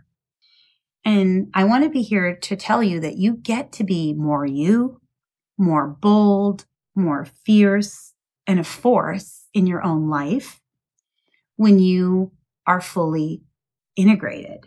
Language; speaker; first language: English; native; English